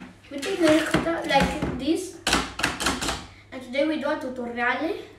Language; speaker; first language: English; non-native, learner; Spanish